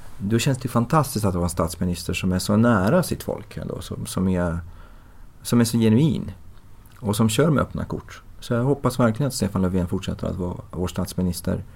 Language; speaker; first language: Swedish; early bilingual, other home language; Persian